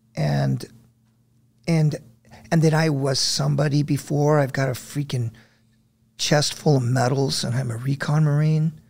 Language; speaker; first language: English; native; English